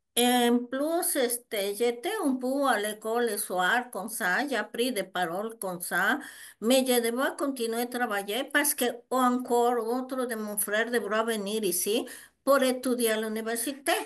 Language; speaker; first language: French; non-native, learner; Spanish